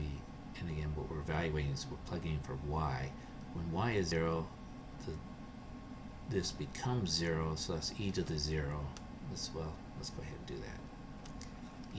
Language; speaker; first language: English; native; English